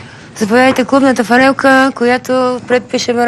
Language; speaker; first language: Bulgarian; native; Bulgarian